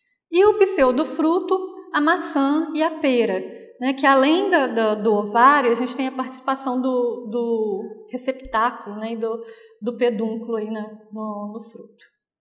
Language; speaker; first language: Portuguese; native; Portuguese